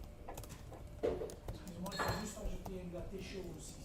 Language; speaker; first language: French; non-native, learner; German